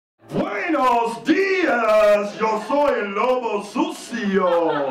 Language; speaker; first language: Spanish; non-native, learner; English